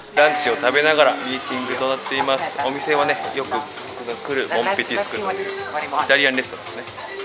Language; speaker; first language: Japanese; native; Japanese